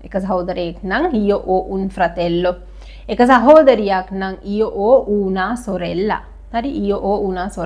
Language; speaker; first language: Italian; non-native, fluent; Sinhala